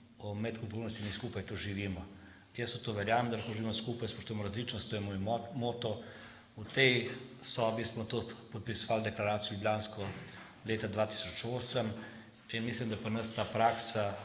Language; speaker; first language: Slovenian; non-native, local second language; Serbian